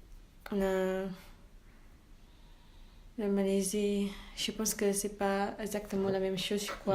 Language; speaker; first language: French; non-native, learner; Malay